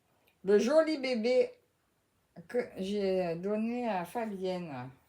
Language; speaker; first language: French; native; French